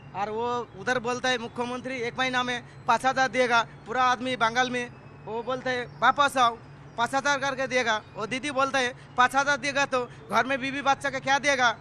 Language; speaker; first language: Hindi; non-native, local second language; Bangla